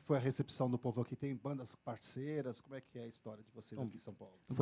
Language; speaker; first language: Portuguese; native; Portuguese